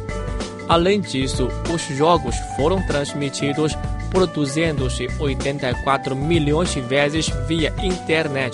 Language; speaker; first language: Portuguese; non-native, fluent; Chinese